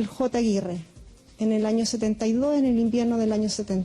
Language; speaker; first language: Spanish; native; Spanish